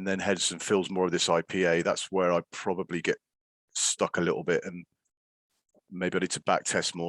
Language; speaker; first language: English; native; English